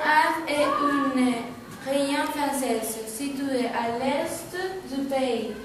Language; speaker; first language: French; non-native, learner; Spanish